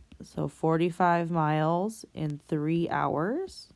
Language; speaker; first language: English; native; English